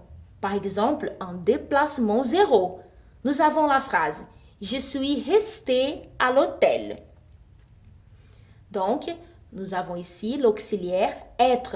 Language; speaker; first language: French; non-native, fluent; Portuguese